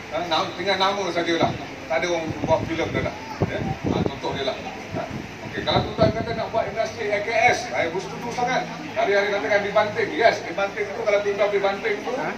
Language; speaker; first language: Malay; native; Malay